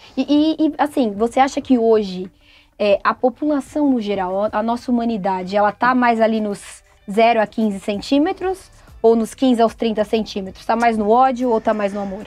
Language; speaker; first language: Portuguese; native; Portuguese